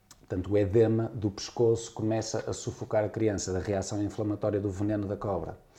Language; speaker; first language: Portuguese; native; Portuguese